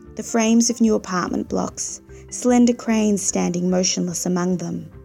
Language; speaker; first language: English; native; English